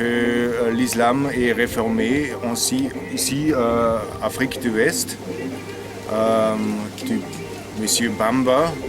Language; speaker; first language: French; non-native, learner; German